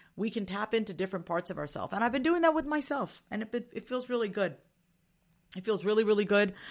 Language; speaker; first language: English; early bilingual, other home language; Hindi